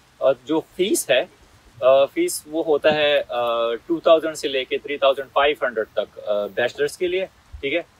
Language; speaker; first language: Hindi; non-native, local second language; Pashto